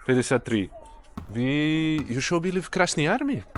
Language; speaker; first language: Russian; non-native, learner; Dutch